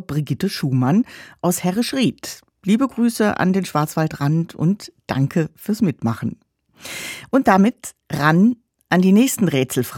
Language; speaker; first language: German; native; German